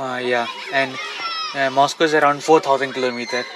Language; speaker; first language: English; non-native, local second language; Hindi